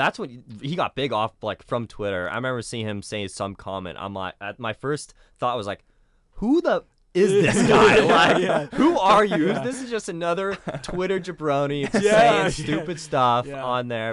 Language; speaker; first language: English; native; English